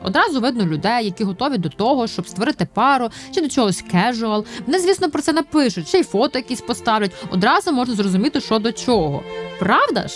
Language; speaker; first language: Ukrainian; native; Ukrainian